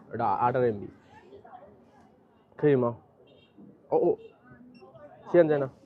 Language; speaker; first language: Chinese; non-native, fluent; Bangla